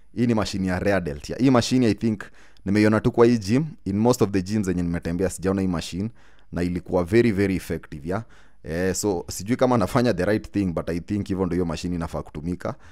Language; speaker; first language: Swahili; native; Swahili